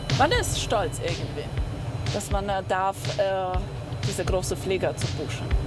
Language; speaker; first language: German; early bilingual, other home language; Polish